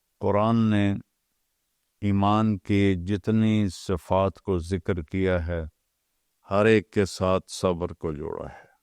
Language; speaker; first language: Urdu; non-native, local second language; Punjabi